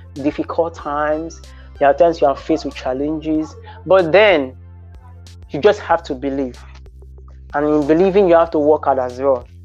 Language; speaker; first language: English; non-native, local second language; Bini